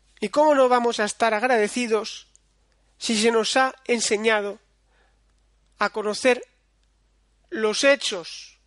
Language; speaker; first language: Spanish; native; Spanish